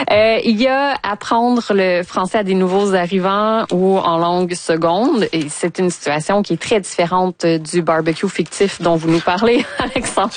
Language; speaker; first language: French; native; French